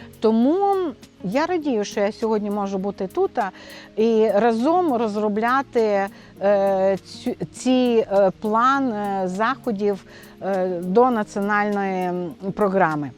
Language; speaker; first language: Ukrainian; non-native, local second language; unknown